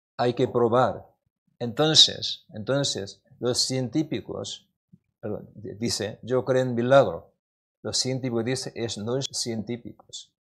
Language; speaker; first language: Spanish; non-native, learner; Korean